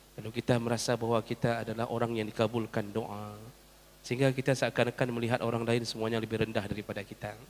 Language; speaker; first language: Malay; non-native, local second language; Achinese